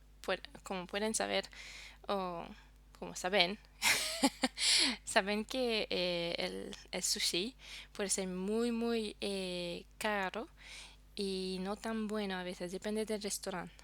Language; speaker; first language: Spanish; non-native, fluent; French